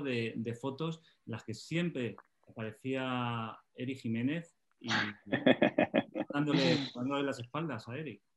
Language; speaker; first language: Spanish; native; Spanish